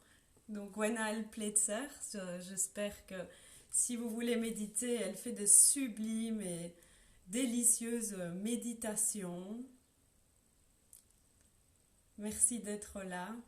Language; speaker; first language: French; native; French